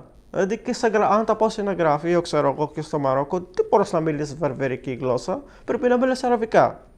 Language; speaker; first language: Greek; non-native, learner; Arabic